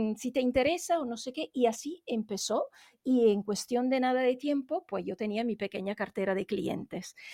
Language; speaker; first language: Spanish; non-native, fluent; Italian